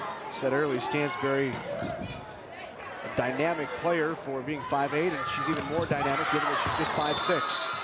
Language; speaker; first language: English; native; English